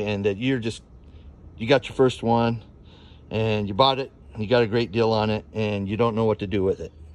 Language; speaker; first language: English; native; English